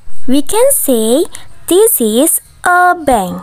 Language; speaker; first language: English; non-native, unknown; Indonesian